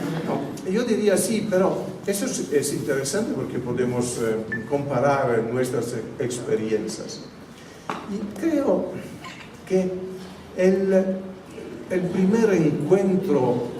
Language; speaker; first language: Spanish; non-native, fluent; Italian